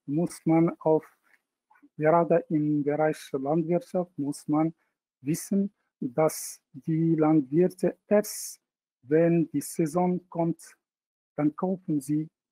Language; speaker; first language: German; non-native, fluent; Arabic